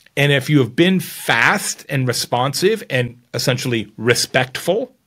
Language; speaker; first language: English; native; English